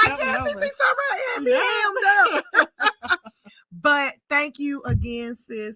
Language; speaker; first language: English; native; English